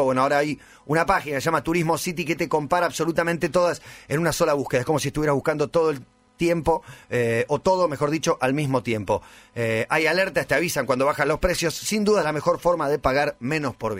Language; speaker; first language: Spanish; native; Spanish